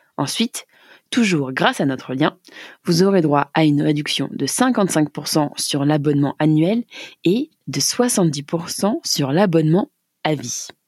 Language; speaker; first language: French; native; French